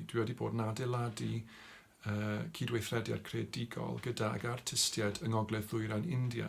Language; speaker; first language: Welsh; non-native, local second language; English